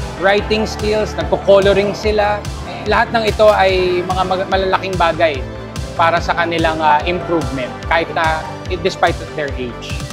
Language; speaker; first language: Filipino; native; Filipino